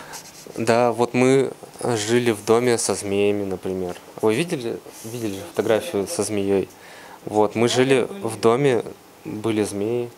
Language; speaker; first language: Russian; native; Russian